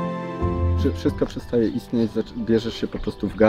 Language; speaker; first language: Polish; native; Polish